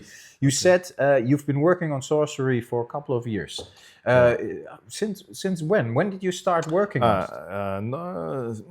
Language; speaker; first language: English; non-native, fluent; German